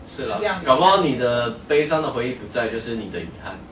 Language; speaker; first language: Chinese; native; Chinese